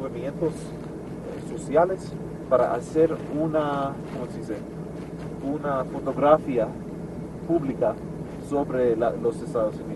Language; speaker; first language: Spanish; non-native, learner; English